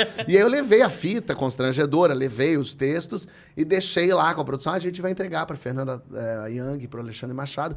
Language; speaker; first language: Portuguese; native; Portuguese